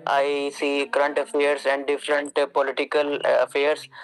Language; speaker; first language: English; non-native, learner; Urdu